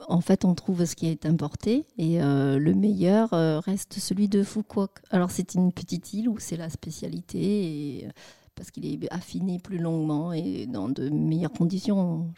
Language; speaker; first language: French; non-native, fluent; Vietnamese